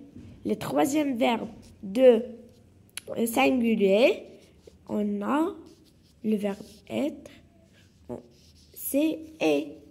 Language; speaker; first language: French; non-native, local second language; Arabic